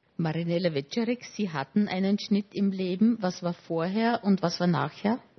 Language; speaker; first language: German; native; German